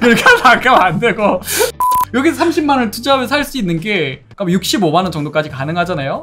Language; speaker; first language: Korean; native; Korean